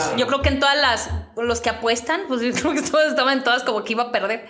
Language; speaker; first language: Spanish; native; Spanish